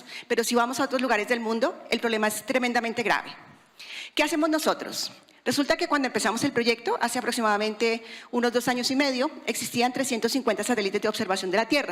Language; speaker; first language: Spanish; native; Spanish